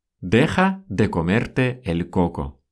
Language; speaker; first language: Spanish; non-native, fluent; Russian